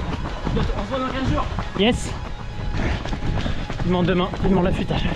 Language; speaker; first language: French; native; French